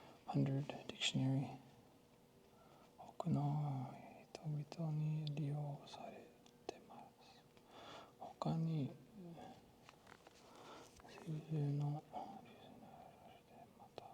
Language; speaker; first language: Japanese; non-native, learner; English